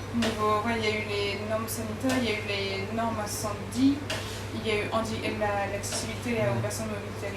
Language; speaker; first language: French; native; French